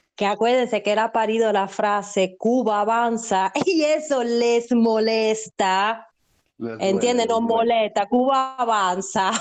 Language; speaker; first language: Spanish; native; Spanish